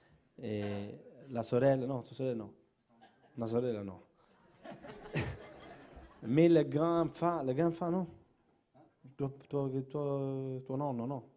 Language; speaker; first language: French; non-native, learner; Italian